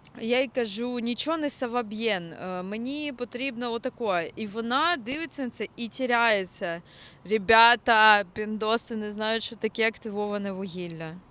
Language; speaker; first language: Ukrainian; non-native, local second language; Russian